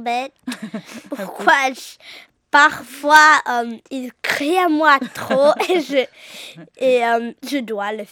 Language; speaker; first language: French; early bilingual, heritage; English